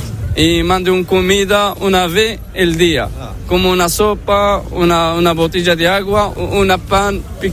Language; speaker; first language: Spanish; non-native, learner; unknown